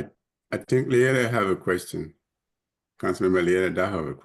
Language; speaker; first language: English; native; English